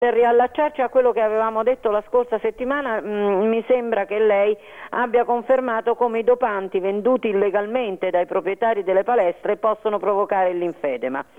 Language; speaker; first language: Italian; native; Italian